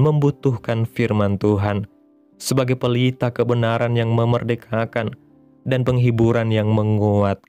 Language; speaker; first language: Indonesian; native; Indonesian